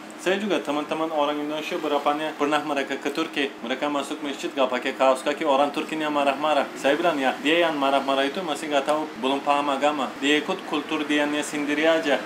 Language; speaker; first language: Indonesian; non-native, fluent; Turkish